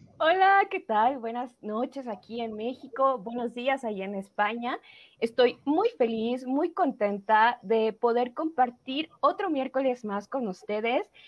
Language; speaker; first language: Spanish; native; Spanish